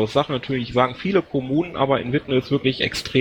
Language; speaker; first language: German; native; German